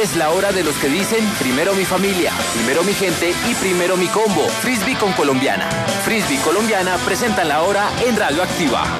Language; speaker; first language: Spanish; native; Spanish